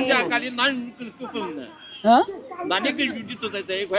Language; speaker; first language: Chinese; native; Chinese